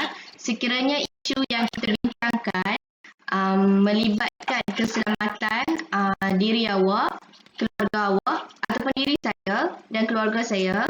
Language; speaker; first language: Malay; native; Malay